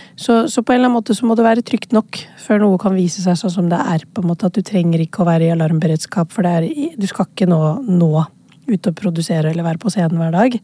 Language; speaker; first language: Norwegian; early bilingual, other home language; Urdu